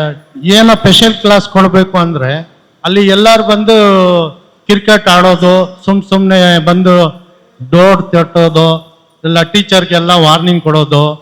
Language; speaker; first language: Kannada; non-native, local second language; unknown